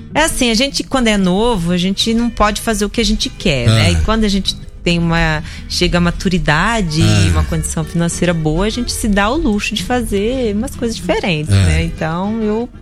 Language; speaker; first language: Portuguese; non-native, local second language; Russian